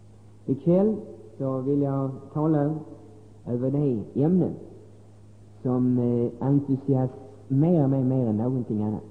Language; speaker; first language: Swedish; native; Swedish